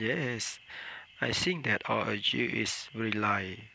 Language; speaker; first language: English; non-native, learner; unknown